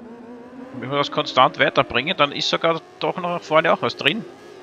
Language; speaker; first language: German; native; German